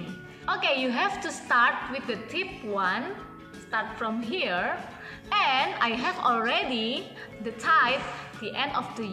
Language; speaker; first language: English; non-native, local second language; Indonesian